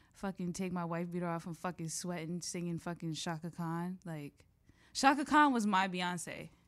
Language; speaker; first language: English; native; English